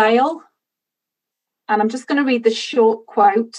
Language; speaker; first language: English; native; English